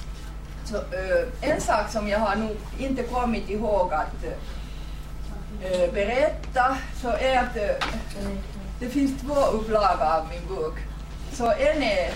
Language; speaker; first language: Swedish; non-native, fluent; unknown